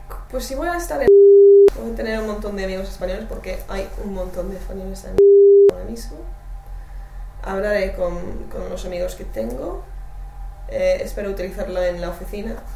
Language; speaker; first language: Spanish; non-native, fluent; English